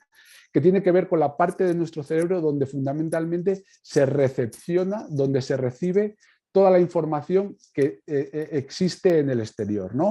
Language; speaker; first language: Spanish; native; Spanish